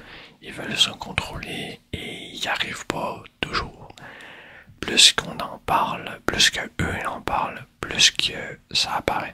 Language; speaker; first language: French; native; French